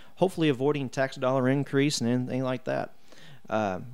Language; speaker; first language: English; native; English